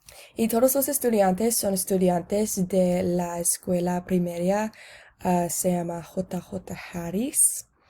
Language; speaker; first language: Spanish; non-native, learner; English